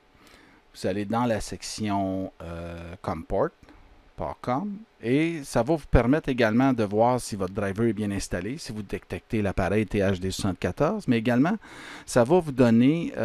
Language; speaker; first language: French; native; French